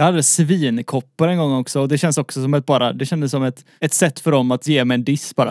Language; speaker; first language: Swedish; native; Swedish